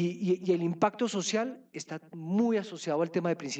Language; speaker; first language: Spanish; native; Spanish